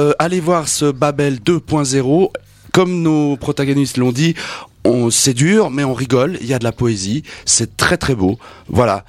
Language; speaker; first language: French; native; French